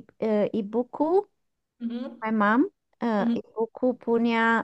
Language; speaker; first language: Indonesian; non-native, learner; English